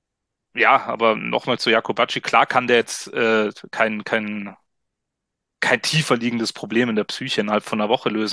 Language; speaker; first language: German; native; German